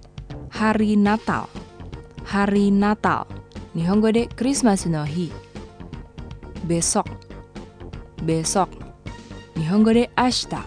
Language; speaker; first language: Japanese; non-native, fluent; Indonesian